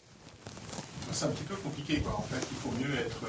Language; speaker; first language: French; native; French